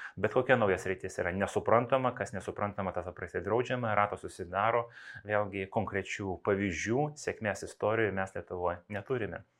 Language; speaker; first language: Lithuanian; non-native, local second language; Russian